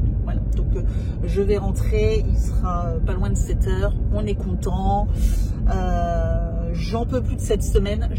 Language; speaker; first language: French; native; French